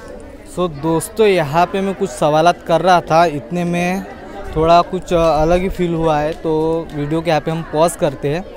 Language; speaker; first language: Hindi; non-native, local second language; Marathi